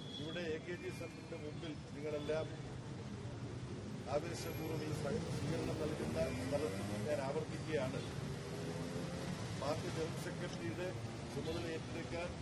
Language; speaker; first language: Malayalam; native; Malayalam